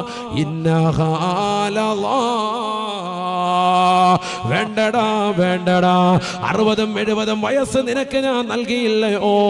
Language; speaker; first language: Malayalam; native; Malayalam